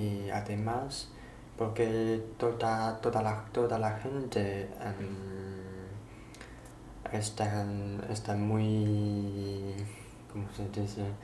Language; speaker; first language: Spanish; non-native, learner; Chinese